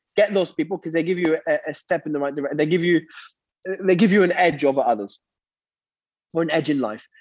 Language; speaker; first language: English; early bilingual, other home language; Arabic